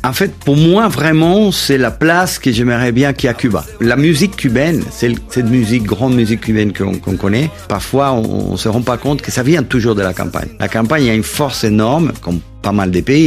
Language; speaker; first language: French; non-native, fluent; Spanish